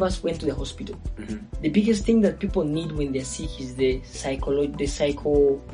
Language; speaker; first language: English; non-native, local second language; Ganda